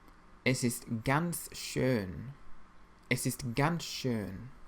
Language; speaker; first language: German; non-native, fluent; English